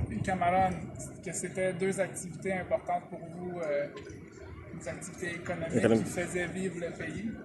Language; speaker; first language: French; native; French